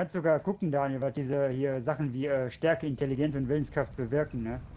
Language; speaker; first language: German; native; German